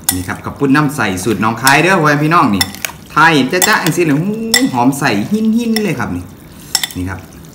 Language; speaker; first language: Thai; native; Thai